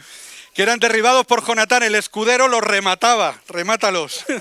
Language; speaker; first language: Spanish; native; Spanish